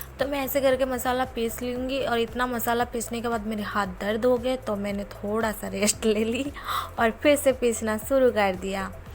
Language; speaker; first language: Hindi; non-native, local second language; Odia